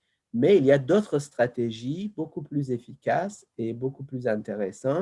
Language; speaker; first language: French; non-native, fluent; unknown